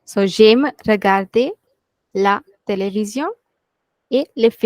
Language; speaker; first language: French; non-native, fluent; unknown